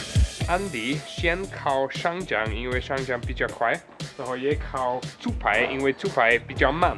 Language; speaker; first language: Chinese; non-native, fluent; German